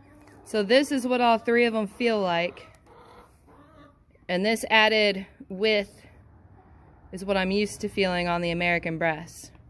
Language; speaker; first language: English; native; English